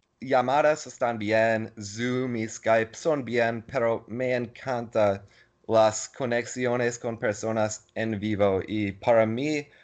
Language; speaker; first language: Spanish; non-native, learner; English